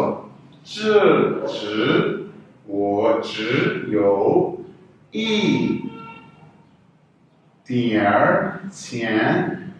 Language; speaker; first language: Chinese; non-native, fluent; Urdu